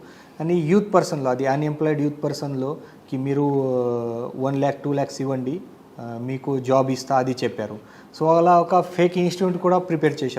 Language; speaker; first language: Telugu; non-native, learner; Marathi